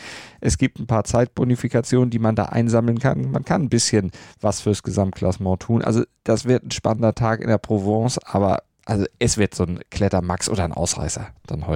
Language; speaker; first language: German; native; German